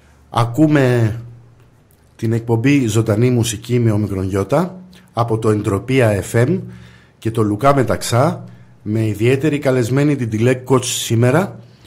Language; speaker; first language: Greek; native; Greek